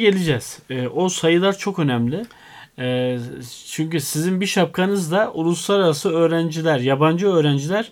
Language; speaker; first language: Turkish; native; Turkish